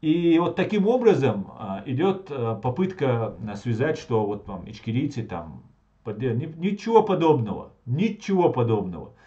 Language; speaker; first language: Russian; non-native, local second language; Chechen